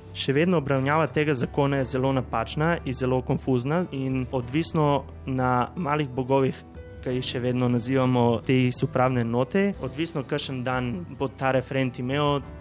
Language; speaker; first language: Slovenian; non-native, fluent; Macedonian